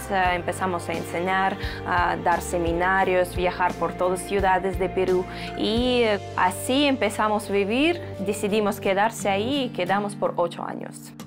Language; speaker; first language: Spanish; non-native, fluent; Russian